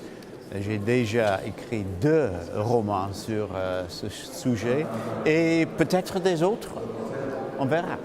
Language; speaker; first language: French; non-native, fluent; English